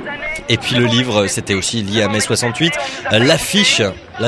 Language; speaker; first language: French; native; French